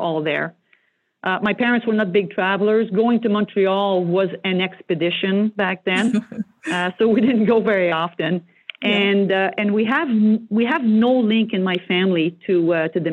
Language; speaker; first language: English; non-native, fluent; French